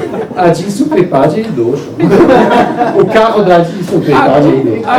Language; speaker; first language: Portuguese; non-native, learner; Italian